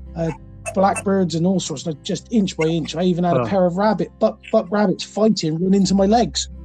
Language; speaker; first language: English; native; English